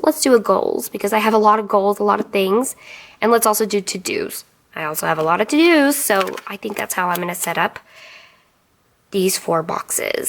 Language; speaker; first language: English; native; English